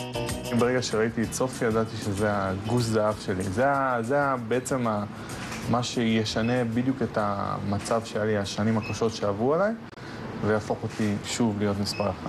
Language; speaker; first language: Hebrew; native; Hebrew